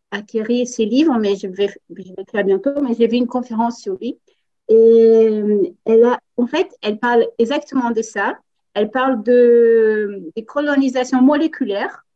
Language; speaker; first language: French; non-native, fluent; Portuguese